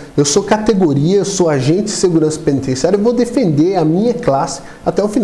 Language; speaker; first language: Portuguese; native; Portuguese